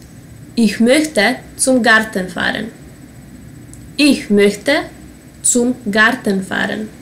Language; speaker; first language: German; non-native, fluent; Serbian